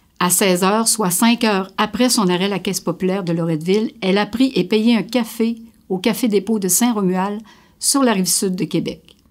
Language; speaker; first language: French; native; French